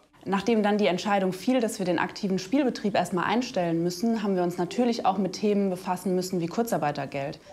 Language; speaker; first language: German; native; German